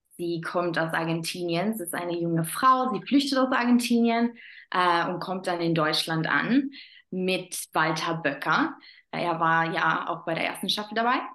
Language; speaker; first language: German; non-native, fluent; Spanish